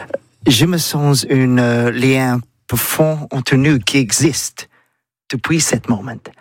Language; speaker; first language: French; non-native, learner; English